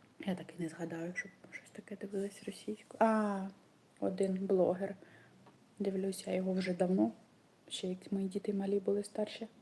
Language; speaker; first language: Ukrainian; non-native, local second language; Russian